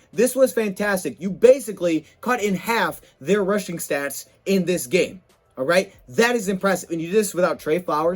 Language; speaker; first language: English; native; English